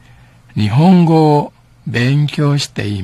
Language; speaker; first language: Japanese; non-native, fluent; Min Nan Chinese